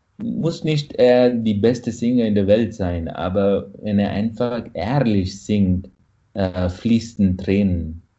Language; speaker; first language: German; non-native, fluent; Malayalam